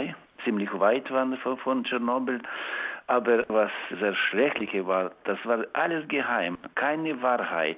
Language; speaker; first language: German; non-native, learner; Ukrainian